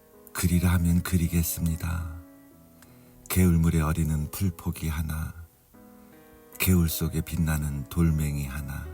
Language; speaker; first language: Korean; native; Korean